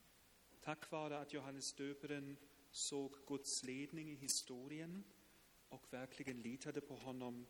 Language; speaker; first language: Swedish; non-native, fluent; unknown